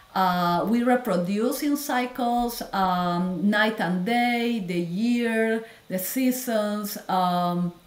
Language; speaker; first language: English; non-native, fluent; Spanish